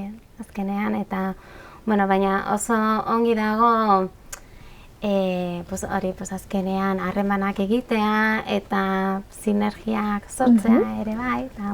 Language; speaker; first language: Basque; non-native, local second language; Spanish